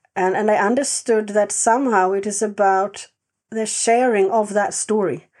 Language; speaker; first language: English; non-native, fluent; Swedish